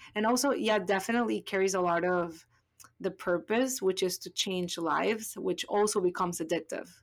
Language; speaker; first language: English; non-native, fluent; Spanish